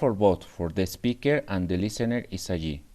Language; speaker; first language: English; non-native, learner; Spanish